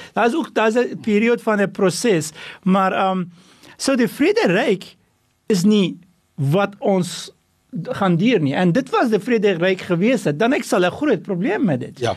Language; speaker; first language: Afrikaans; non-native, fluent; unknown